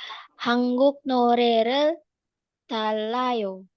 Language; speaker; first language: Korean; non-native, learner; Indonesian